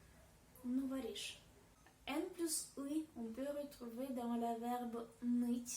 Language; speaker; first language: French; non-native, fluent; Russian